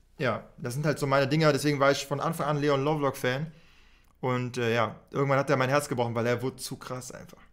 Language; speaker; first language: German; native; German